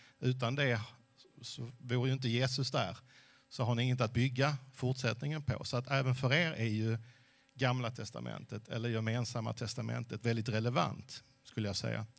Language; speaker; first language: Swedish; early bilingual, other home language; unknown